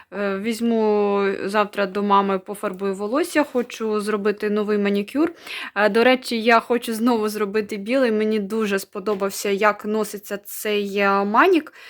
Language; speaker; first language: Ukrainian; native; Ukrainian